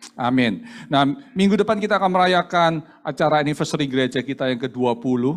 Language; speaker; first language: Indonesian; native; Indonesian